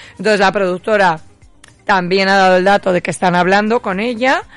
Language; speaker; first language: Spanish; native; Spanish